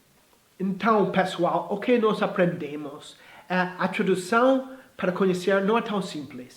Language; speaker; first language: Portuguese; non-native, fluent; English